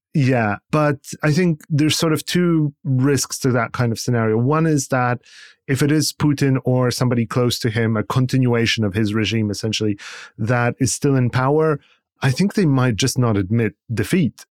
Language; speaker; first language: English; non-native, fluent; Polish